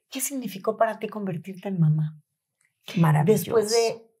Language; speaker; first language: Spanish; native; Spanish